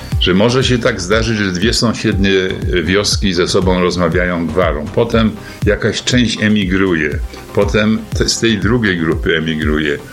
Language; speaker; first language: Polish; native; Polish